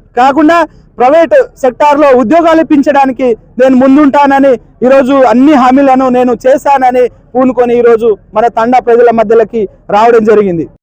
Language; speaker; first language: Telugu; native; Telugu